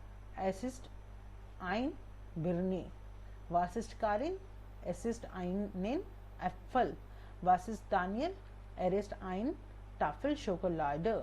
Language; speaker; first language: German; non-native, learner; Hindi